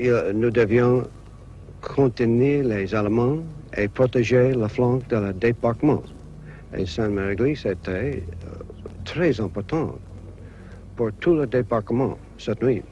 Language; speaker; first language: French; non-native, learner; English